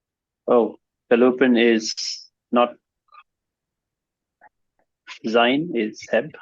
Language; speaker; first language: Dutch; non-native, learner; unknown